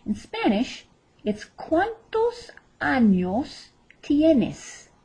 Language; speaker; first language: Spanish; non-native, fluent; English